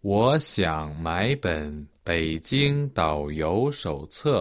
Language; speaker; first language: Chinese; non-native, learner; Portuguese